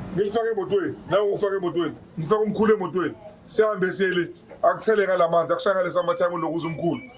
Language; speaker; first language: Zulu; native; Zulu